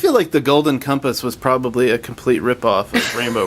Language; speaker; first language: English; native; English